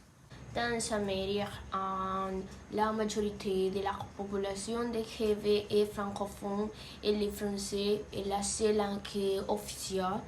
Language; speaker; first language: French; non-native, learner; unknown